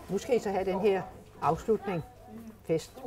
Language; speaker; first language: Danish; native; Danish